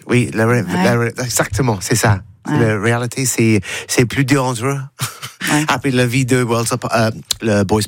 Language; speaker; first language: French; non-native, learner; English